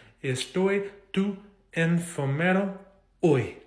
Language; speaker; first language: Spanish; non-native, learner; English